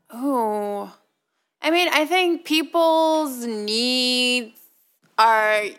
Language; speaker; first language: English; non-native, fluent; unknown